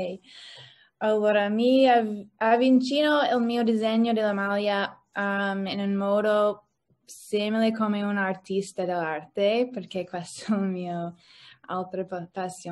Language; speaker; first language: Italian; non-native, learner; English